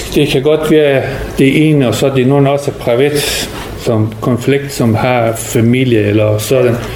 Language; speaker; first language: Danish; non-native, learner; Persian